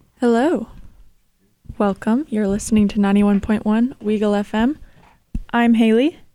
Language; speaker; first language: English; native; English